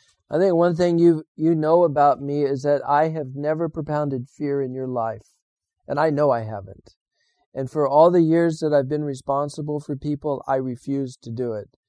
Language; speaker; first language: English; native; English